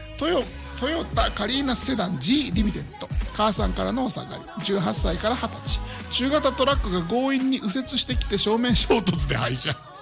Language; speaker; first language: Japanese; native; Japanese